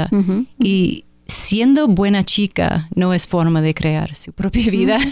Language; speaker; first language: Spanish; non-native, fluent; English